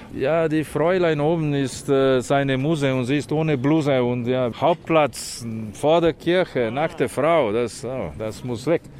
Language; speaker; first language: German; non-native, fluent; Slovenian